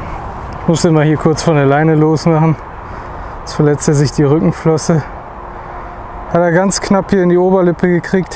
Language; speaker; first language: German; native; German